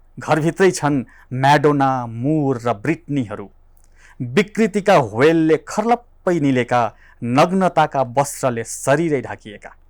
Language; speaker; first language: Nepali; native; Nepali